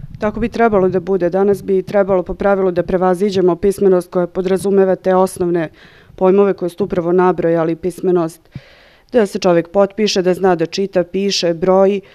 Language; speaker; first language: Serbian; native; Serbian